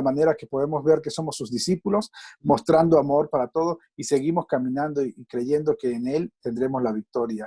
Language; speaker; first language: Spanish; native; Spanish